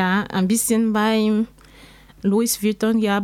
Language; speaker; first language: German; non-native, learner; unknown